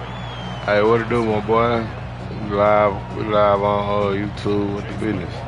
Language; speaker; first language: English; native; English